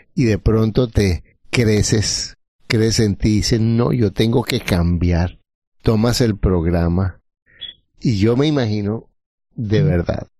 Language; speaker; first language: Spanish; native; Spanish